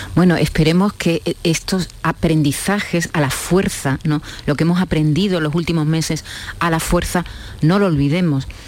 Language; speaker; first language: Spanish; native; Spanish